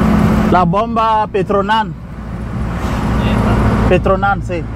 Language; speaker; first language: Spanish; non-native, learner; English